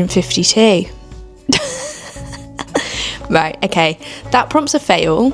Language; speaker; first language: English; native; English